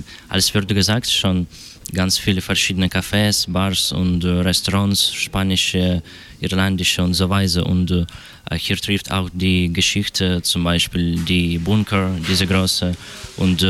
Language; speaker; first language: German; non-native, learner; Russian